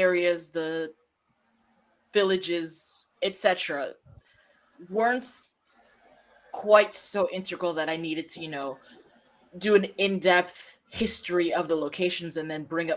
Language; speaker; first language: English; native; English